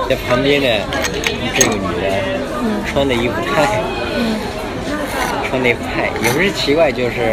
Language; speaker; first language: Chinese; early bilingual, heritage; Japanese